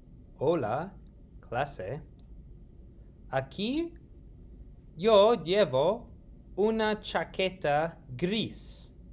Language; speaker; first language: Spanish; non-native, fluent; English